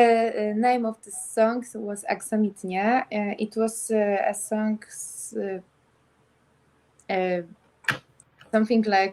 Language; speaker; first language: English; non-native, learner; Polish